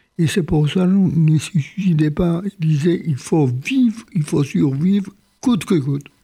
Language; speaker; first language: French; non-native, fluent; Polish